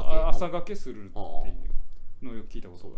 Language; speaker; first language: Japanese; native; Japanese